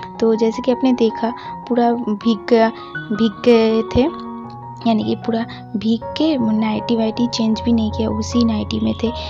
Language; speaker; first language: Hindi; non-native, local second language; Bangla